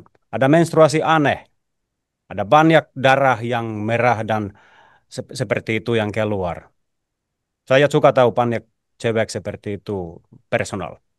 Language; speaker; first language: Indonesian; non-native, fluent; Finnish